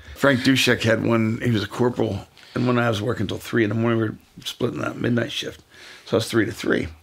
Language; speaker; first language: English; native; English